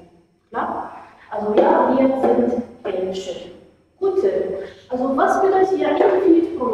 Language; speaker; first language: German; non-native, fluent; Arabic